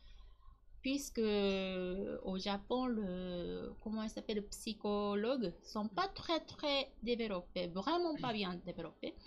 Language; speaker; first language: French; non-native, learner; Japanese